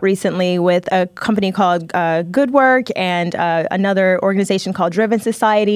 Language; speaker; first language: English; native; English